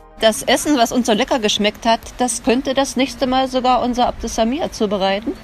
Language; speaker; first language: German; native; German